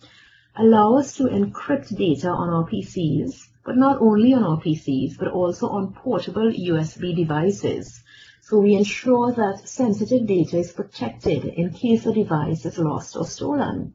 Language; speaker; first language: English; native; English